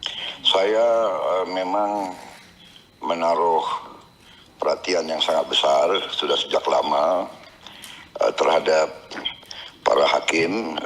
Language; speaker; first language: Indonesian; native; Indonesian